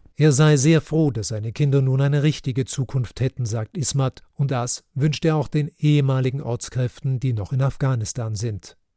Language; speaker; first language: German; native; German